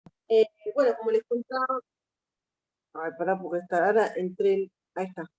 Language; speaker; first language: Spanish; native; Spanish